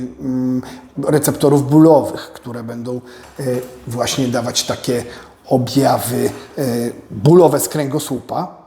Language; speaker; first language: Polish; native; Polish